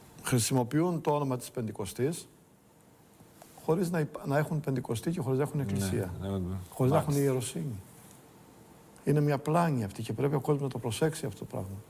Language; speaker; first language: Greek; native; Greek